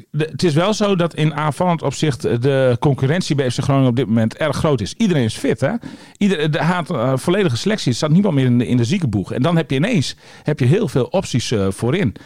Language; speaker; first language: Dutch; native; Dutch